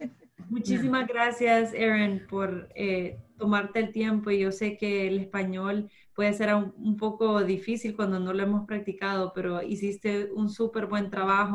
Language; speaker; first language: Spanish; early bilingual, heritage; Spanish